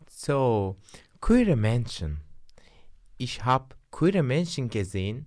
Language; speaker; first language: German; non-native, learner; Turkish